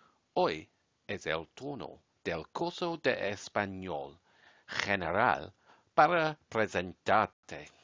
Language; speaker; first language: Spanish; non-native, learner; English